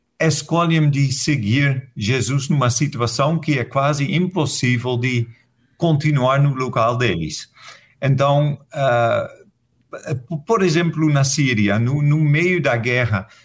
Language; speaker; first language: Portuguese; non-native, fluent; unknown